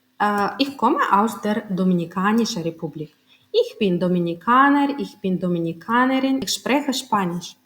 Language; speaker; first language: German; non-native, fluent; Turkmen